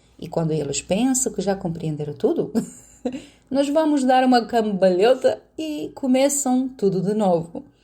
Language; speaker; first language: Portuguese; non-native, fluent; Romanian